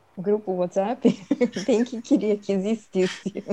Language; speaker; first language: Portuguese; early bilingual, other home language; Swedish